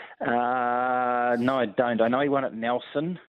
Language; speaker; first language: English; native; English